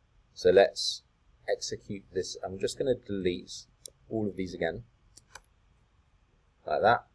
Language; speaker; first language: English; native; English